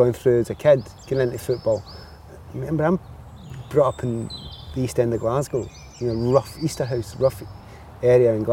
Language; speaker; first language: English; native; English